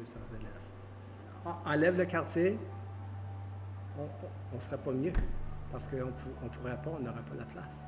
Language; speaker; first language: French; native; French